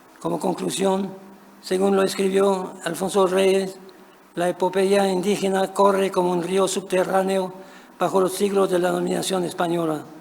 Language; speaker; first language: Spanish; non-native, fluent; French